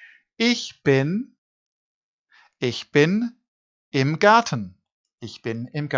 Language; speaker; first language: German; non-native, fluent; English